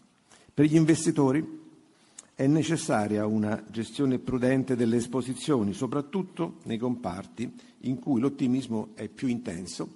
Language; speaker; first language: Italian; native; Italian